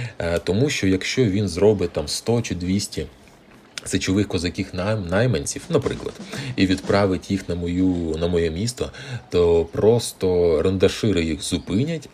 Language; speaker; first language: Ukrainian; non-native, local second language; Russian